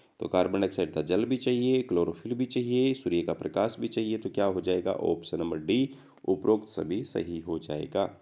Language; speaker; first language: Hindi; native; Hindi